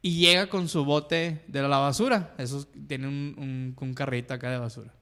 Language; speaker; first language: Spanish; early bilingual, heritage; Spanish